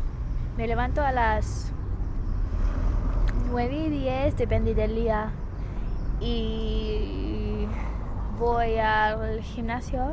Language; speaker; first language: Spanish; non-native, fluent; English